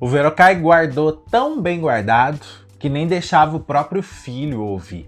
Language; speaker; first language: Portuguese; native; Portuguese